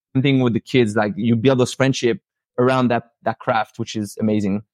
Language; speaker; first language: English; non-native, fluent; French